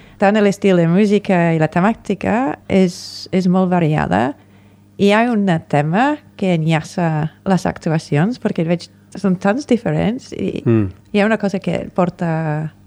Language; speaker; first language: Catalan; non-native, fluent; English